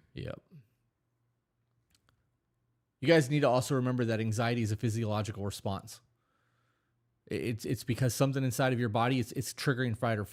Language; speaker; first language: English; native; English